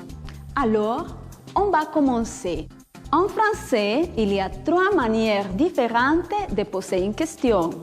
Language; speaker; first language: French; non-native, fluent; Spanish